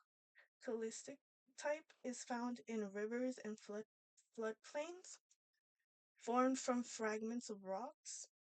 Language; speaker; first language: English; native; English